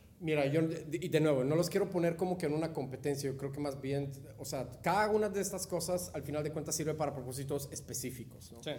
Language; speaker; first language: Spanish; non-native, fluent; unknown